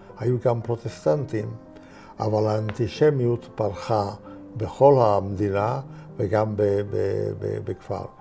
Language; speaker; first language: Hebrew; non-native, fluent; Hungarian